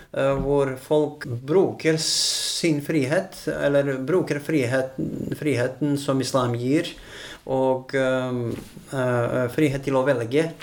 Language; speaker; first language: Norwegian; non-native, fluent; Bosnian